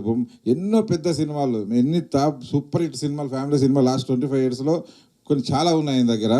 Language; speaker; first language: Telugu; native; Telugu